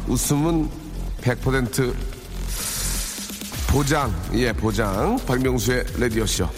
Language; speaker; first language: Korean; native; Korean